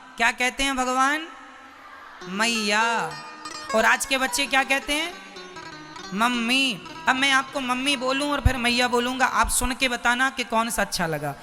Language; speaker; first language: Hindi; native; Hindi